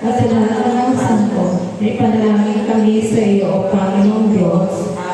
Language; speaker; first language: Filipino; native; Filipino